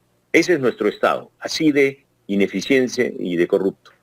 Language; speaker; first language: Spanish; native; Spanish